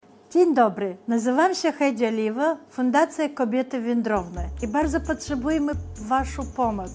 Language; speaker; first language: Polish; non-native, learner; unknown